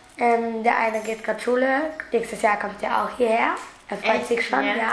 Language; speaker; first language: German; early bilingual, other home language; Turkish